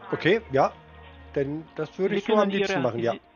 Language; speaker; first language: German; native; German